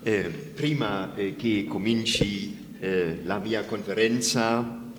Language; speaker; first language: Italian; non-native, fluent; German